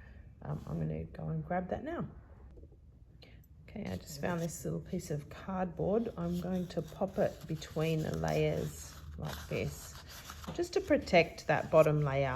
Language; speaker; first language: English; native; English